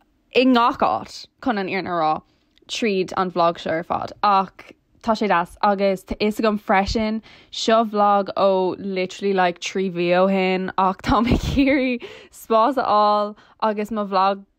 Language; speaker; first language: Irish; non-native, local second language; English